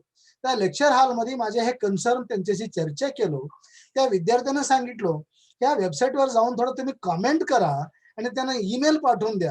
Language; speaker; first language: Marathi; non-native, local second language; Kannada